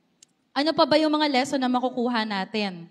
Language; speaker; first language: Filipino; native; Filipino